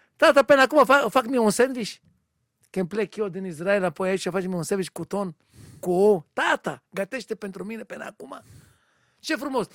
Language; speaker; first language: Romanian; non-native, learner; Hebrew